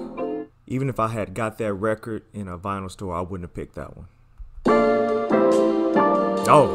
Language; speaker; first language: English; native; English